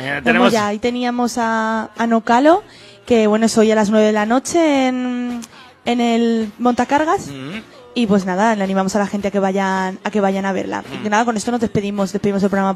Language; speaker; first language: Spanish; native; Spanish